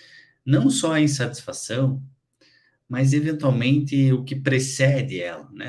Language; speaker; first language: Portuguese; native; Portuguese